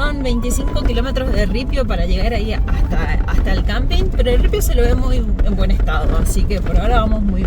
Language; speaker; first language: Spanish; native; Spanish